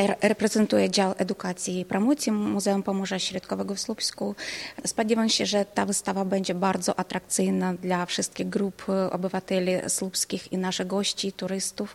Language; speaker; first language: Polish; non-native, fluent; Ukrainian